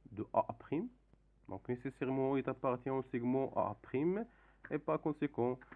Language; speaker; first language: French; non-native, local second language; Arabic